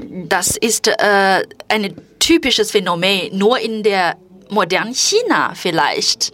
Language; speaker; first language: German; non-native, fluent; Chinese